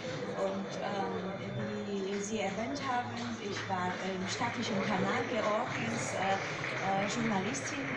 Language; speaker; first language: German; non-native, fluent; Georgian